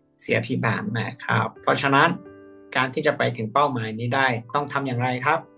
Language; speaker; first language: Thai; native; Thai